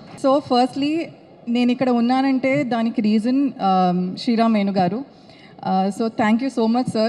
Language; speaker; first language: Telugu; non-native, fluent; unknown